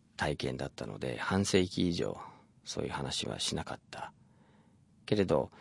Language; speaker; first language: Japanese; non-native, fluent; English